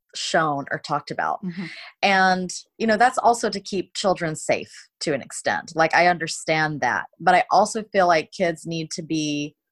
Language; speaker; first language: English; native; English